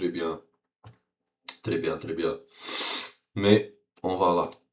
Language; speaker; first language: French; non-native, learner; Portuguese